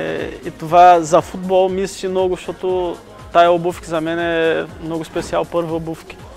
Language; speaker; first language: Bulgarian; non-native, learner; Portuguese